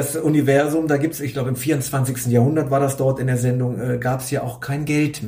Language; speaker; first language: German; native; German